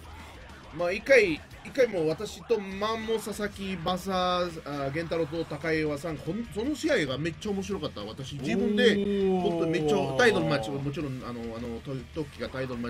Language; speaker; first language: Japanese; non-native, learner; Spanish